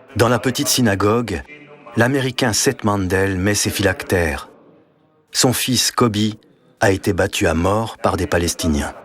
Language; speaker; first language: French; native; French